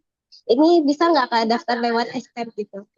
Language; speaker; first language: Indonesian; native; Indonesian